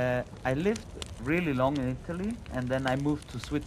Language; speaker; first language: English; non-native, fluent; Italian